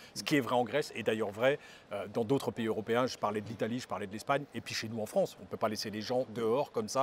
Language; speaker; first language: French; native; French